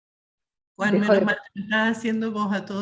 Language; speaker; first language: Spanish; native; Spanish